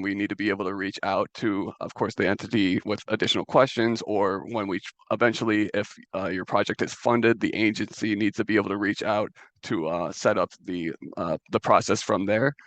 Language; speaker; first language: English; native; English